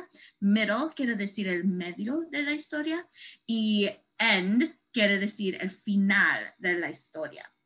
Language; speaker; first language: Spanish; early bilingual, heritage; Spanish